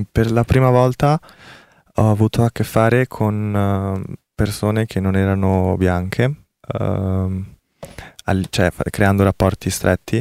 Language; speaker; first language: Italian; early bilingual, other home language; Korean